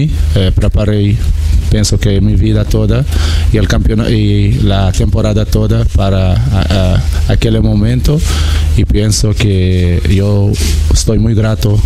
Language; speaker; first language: Spanish; non-native, learner; Portuguese